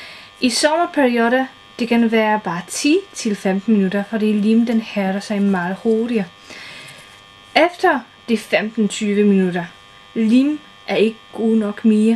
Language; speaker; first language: Danish; non-native, fluent; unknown